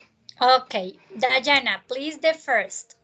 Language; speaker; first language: English; non-native, fluent; Spanish